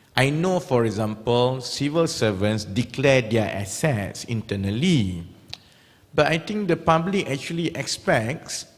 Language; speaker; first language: English; non-native, local second language; Malay